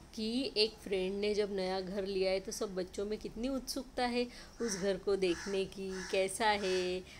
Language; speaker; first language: Hindi; non-native, local second language; Marathi